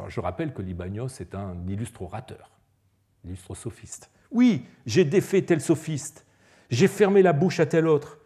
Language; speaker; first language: French; native; French